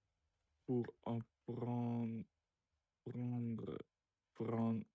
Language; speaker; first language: French; non-native, learner; Russian